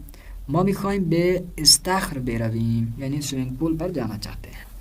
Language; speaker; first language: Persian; non-native, fluent; Urdu